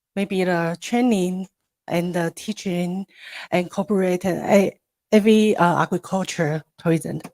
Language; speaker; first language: English; non-native, learner; Chinese